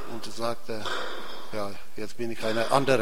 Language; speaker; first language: German; non-native, fluent; Czech